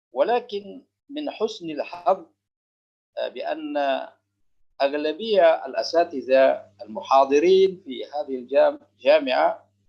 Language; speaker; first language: Arabic; non-native, local second language; Indonesian